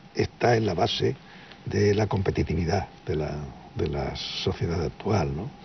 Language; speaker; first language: Spanish; native; Spanish